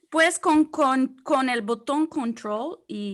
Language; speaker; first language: Spanish; non-native, fluent; English